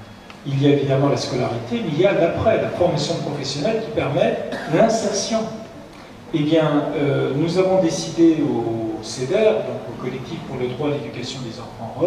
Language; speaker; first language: French; native; French